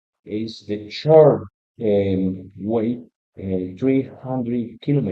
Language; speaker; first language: English; non-native, learner; Spanish